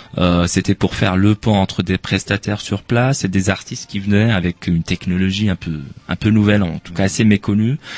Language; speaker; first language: French; non-native, local second language; Arabic